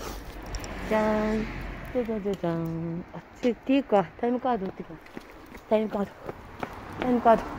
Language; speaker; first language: Japanese; native; Japanese